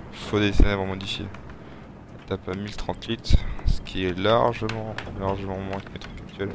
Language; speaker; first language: French; native; French